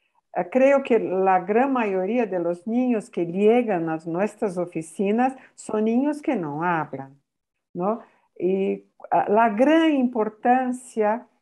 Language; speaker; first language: Spanish; non-native, fluent; Portuguese